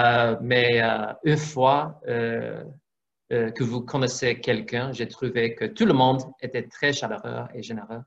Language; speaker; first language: French; non-native, fluent; English